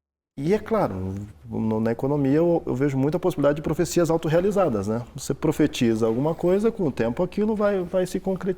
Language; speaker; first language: Portuguese; native; Portuguese